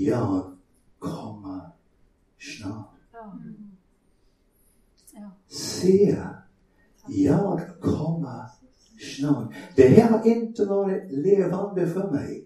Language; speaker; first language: Swedish; non-native, fluent; English